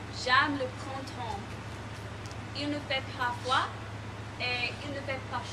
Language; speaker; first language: French; non-native, learner; English